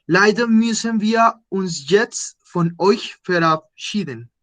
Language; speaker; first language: German; non-native, fluent; Spanish